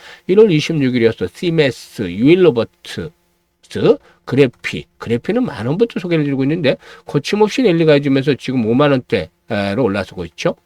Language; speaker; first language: Korean; native; Korean